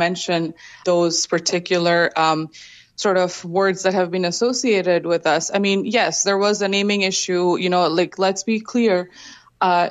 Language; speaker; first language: English; non-native, local second language; Bangla